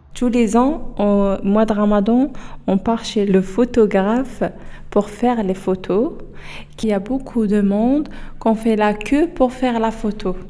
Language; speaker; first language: French; non-native, local second language; Arabic